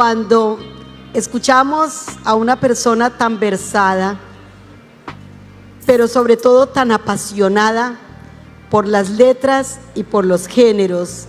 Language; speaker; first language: Spanish; native; Spanish